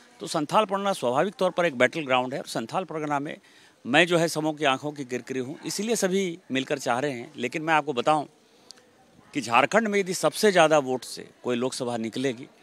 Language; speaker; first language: Hindi; native; Hindi